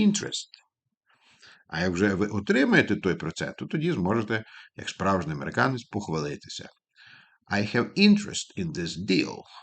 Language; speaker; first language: Ukrainian; native; Ukrainian